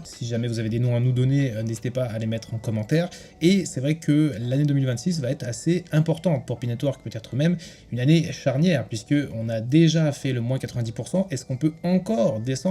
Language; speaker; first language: French; native; French